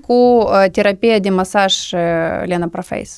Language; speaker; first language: Romanian; non-native, local second language; Russian